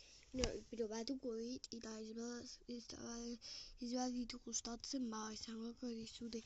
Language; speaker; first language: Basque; non-native, learner; Spanish